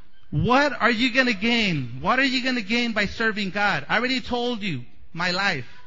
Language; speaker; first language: English; non-native, fluent; Spanish